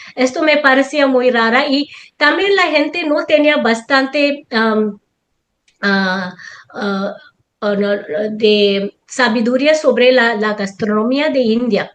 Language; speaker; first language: Spanish; non-native, fluent; Tamil